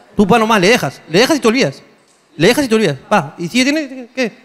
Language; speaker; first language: Spanish; native; Spanish